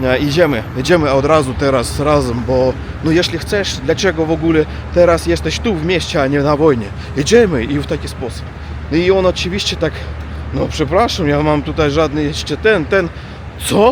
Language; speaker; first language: Polish; non-native, learner; Russian